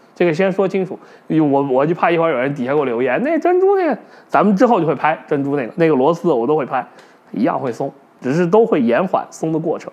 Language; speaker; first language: Chinese; native; Chinese